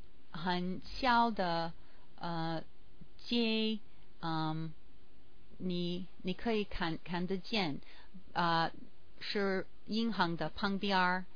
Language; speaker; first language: Chinese; non-native, learner; English